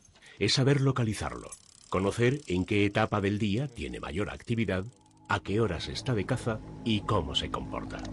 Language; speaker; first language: Spanish; native; Spanish